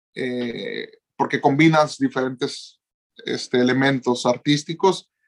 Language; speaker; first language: Spanish; native; Spanish